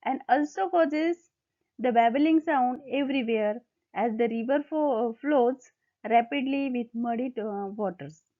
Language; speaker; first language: English; non-native, local second language; Marathi